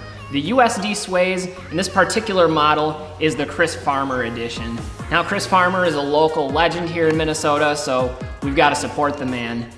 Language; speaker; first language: English; native; English